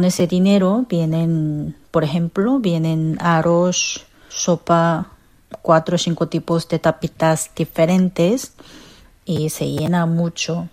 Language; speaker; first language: Spanish; non-native, learner; Korean